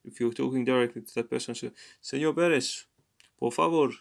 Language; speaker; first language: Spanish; non-native, learner; English